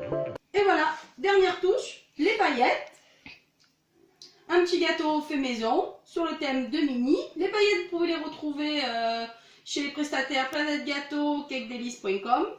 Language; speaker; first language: French; native; French